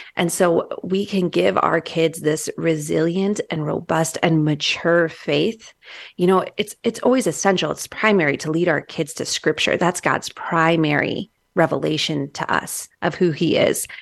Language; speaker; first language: English; native; English